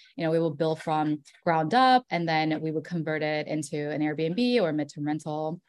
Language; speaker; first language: English; early bilingual, other home language; Korean